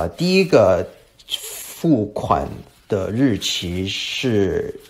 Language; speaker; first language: Chinese; non-native, fluent; English